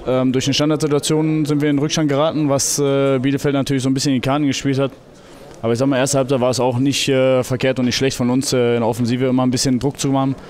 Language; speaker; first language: German; native; German